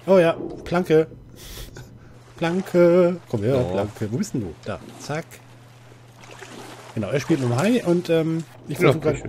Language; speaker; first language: German; native; German